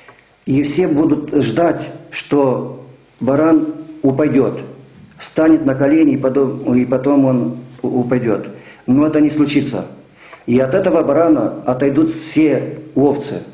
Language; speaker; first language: Russian; non-native, local second language; Romanian